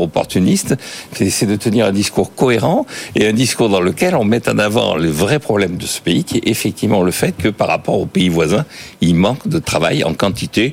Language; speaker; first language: French; native; French